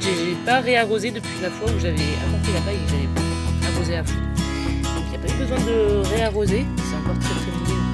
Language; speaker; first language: French; native; French